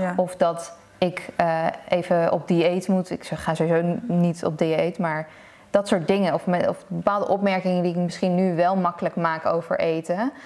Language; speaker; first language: Dutch; early bilingual, other home language; Persian